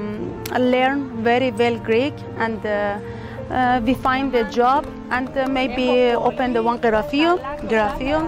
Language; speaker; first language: English; non-native, learner; Persian